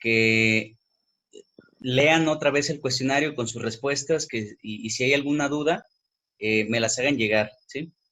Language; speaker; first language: Spanish; native; Spanish